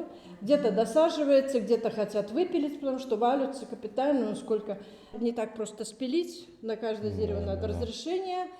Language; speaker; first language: Russian; native; Russian